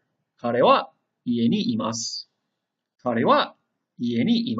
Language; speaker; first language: Japanese; non-native, fluent; English